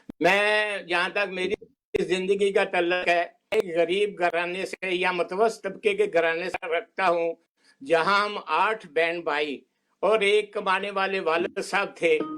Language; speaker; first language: Urdu; non-native, local second language; Punjabi